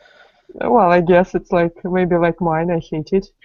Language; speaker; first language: English; non-native, fluent; Russian